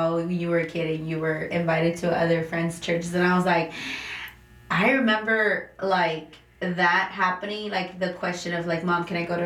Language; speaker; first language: English; early bilingual, other home language; Spanish